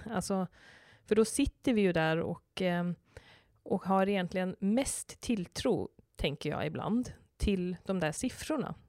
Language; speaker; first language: Swedish; native; Swedish